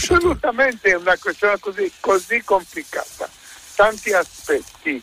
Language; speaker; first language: Italian; non-native, fluent; Hebrew